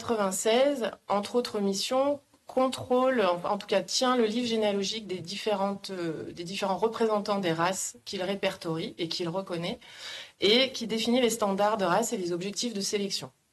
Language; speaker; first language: French; native; French